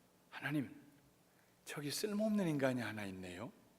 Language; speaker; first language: Korean; native; Korean